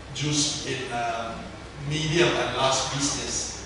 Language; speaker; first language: English; non-native, fluent; Thai